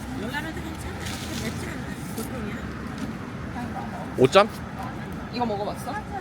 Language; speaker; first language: Korean; non-native, fluent; Chinese